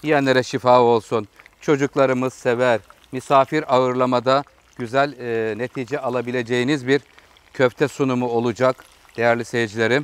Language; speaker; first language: Turkish; native; Turkish